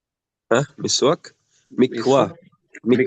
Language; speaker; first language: Arabic; non-native, fluent; Indonesian